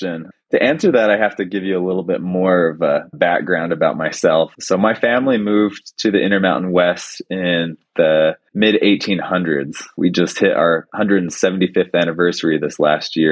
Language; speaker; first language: English; native; English